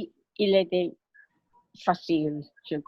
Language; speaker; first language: French; non-native, learner; English